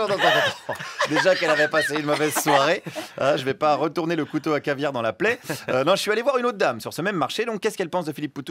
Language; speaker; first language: French; native; French